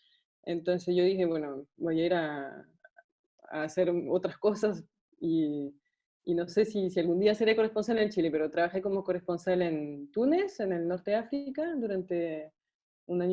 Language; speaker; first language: Spanish; non-native, fluent; French